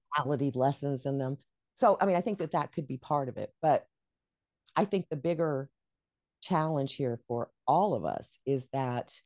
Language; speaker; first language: English; native; English